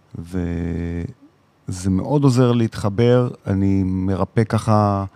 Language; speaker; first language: Hebrew; native; Hebrew